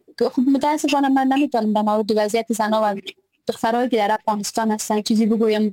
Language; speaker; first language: Persian; native; Persian